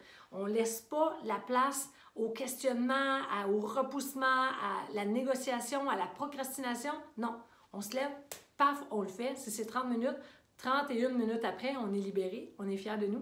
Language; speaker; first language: French; native; French